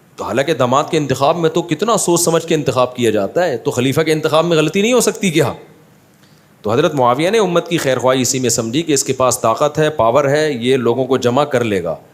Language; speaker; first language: Urdu; native; Urdu